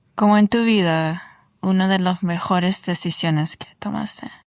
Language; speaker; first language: Spanish; early bilingual, other home language; English